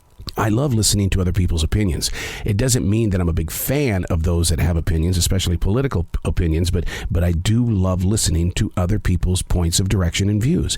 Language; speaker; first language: English; native; English